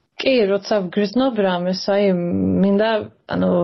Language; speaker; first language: Georgian; early bilingual, heritage; Swedish